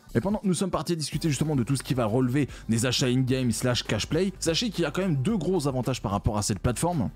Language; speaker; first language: French; native; French